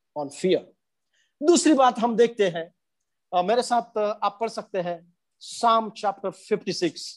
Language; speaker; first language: Hindi; non-native, local second language; Marathi